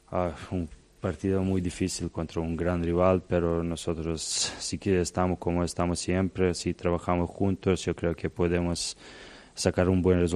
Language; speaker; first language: Spanish; non-native, learner; Serbian